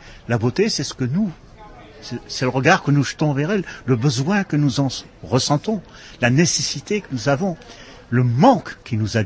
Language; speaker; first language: French; non-native, local second language; Dutch